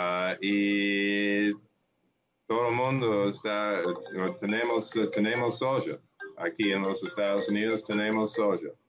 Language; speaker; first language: Portuguese; non-native, learner; English